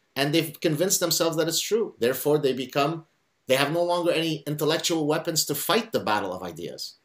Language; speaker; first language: English; non-native, fluent; Arabic